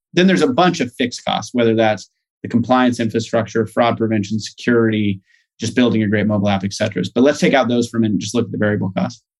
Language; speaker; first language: English; native; English